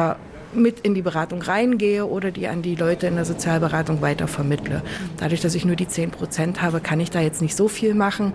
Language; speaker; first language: German; native; German